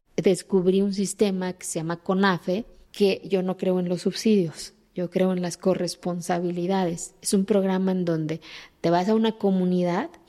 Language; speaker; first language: Spanish; early bilingual, other home language; Zapotec